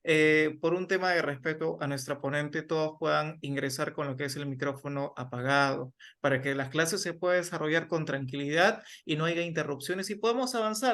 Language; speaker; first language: Spanish; native; Spanish